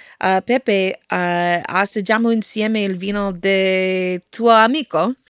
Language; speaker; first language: Italian; non-native, learner; English